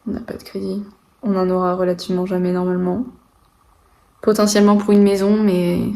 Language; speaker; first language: French; native; French